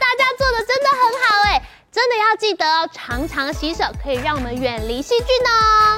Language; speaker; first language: Chinese; native; Chinese